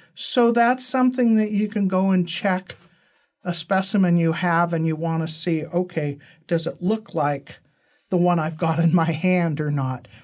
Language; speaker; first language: English; native; English